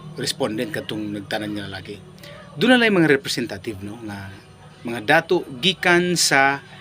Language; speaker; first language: Cebuano; non-native, local second language; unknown